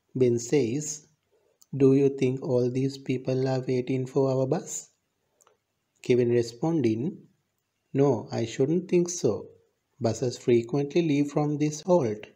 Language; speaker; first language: English; non-native, local second language; Sinhala